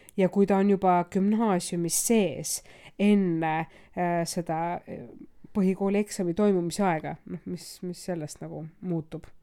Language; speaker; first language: Estonian; non-native, local second language; Russian